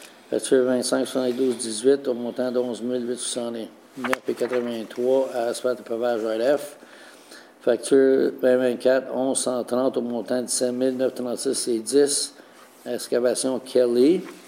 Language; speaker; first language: French; native; French